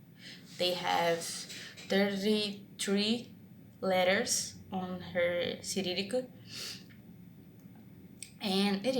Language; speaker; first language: English; non-native, learner; Portuguese